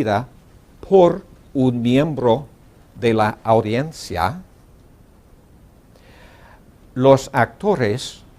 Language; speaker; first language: Spanish; non-native, learner; English